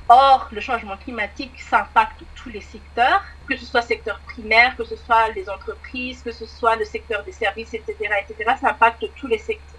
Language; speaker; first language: French; non-native, local second language; Malagasy